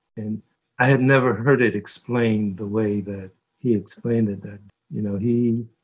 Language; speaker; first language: English; early bilingual, other home language; Korean